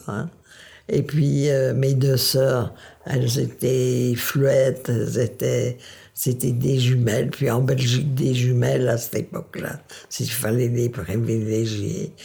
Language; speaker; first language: French; non-native, local second language; Dutch